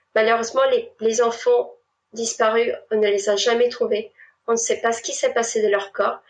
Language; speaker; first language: French; non-native, fluent; Spanish